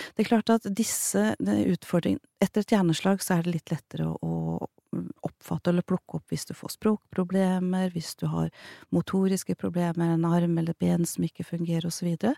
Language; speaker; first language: Norwegian; native; Norwegian